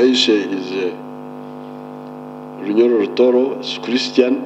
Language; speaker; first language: English; non-native, local second language; Nyankole